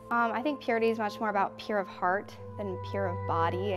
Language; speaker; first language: English; native; English